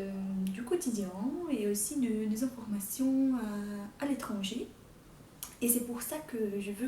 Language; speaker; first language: French; non-native, fluent; Portuguese